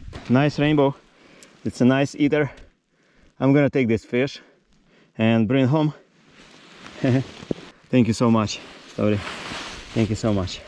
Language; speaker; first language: English; non-native, learner; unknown